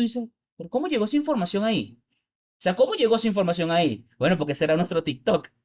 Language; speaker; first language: Spanish; native; Spanish